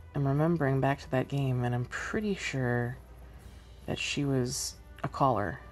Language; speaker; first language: English; native; English